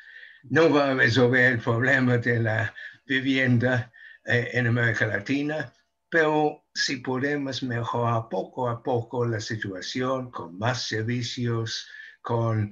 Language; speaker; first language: Spanish; non-native, fluent; English